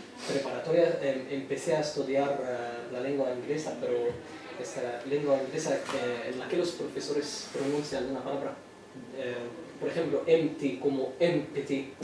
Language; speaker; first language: Spanish; non-native, fluent; Arabic